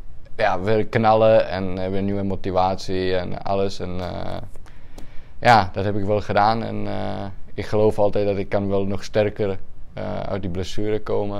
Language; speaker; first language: Dutch; non-native, fluent; Czech